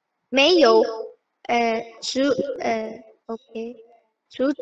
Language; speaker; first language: Chinese; non-native, learner; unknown